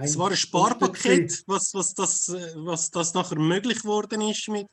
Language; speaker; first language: German; non-native, fluent; Spanish